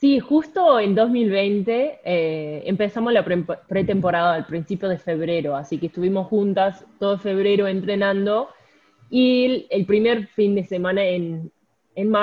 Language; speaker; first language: Spanish; native; Spanish